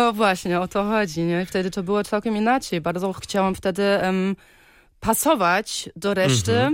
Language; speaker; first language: Polish; early bilingual, heritage; Polish